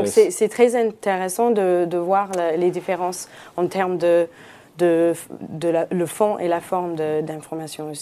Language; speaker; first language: French; non-native, fluent; English